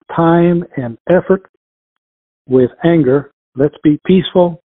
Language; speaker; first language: English; early bilingual, other home language; Spanish